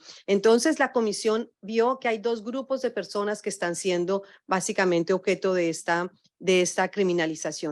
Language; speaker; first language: Spanish; native; Spanish